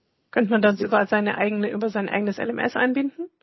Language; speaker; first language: German; native; German